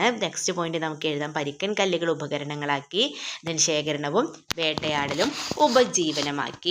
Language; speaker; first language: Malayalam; native; Malayalam